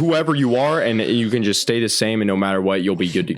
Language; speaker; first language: English; native; English